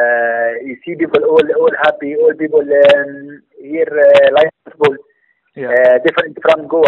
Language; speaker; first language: English; non-native, learner; Arabic